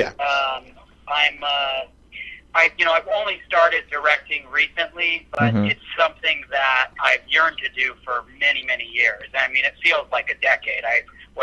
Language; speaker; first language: English; native; English